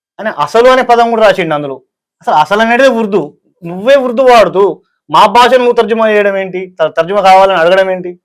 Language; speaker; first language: Telugu; native; Telugu